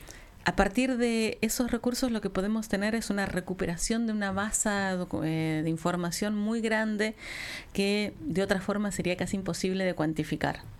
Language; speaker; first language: Spanish; native; Spanish